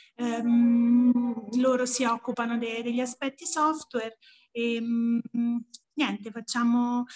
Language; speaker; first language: Italian; native; Italian